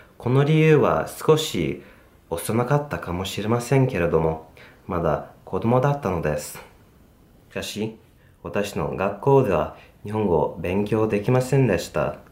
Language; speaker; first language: Japanese; non-native, learner; English